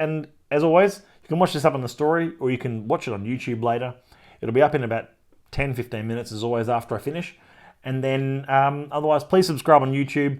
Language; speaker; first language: English; native; English